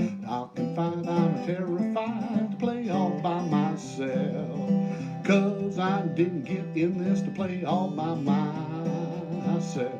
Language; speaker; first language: English; native; English